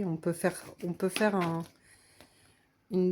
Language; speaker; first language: French; native; French